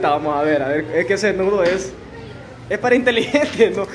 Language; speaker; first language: Spanish; native; Spanish